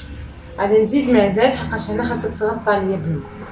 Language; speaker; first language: Arabic; native; Arabic